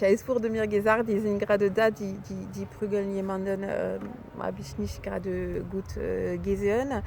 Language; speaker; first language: German; non-native, fluent; French